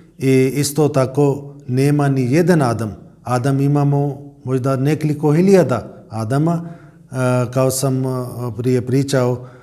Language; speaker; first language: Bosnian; non-native, fluent; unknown